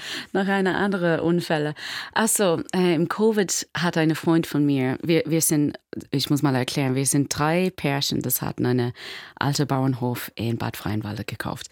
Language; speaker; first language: German; non-native, learner; English